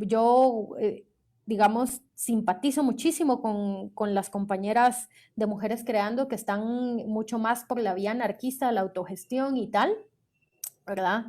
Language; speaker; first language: Spanish; native; Spanish